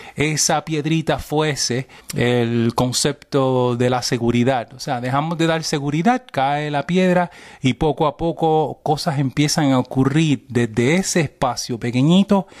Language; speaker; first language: Spanish; early bilingual, heritage; Spanish